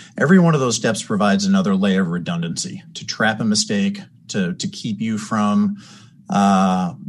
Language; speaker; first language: English; native; English